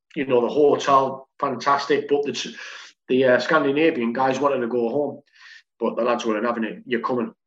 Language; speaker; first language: English; native; English